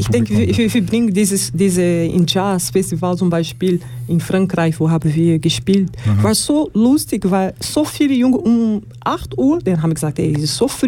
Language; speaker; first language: German; non-native, learner; Portuguese